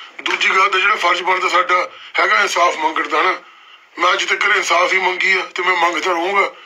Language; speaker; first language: Punjabi; early bilingual, heritage; Punjabi